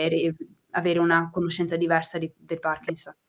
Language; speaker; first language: Italian; native; Italian